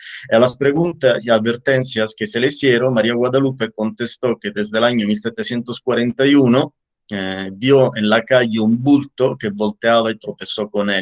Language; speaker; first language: Spanish; native; Spanish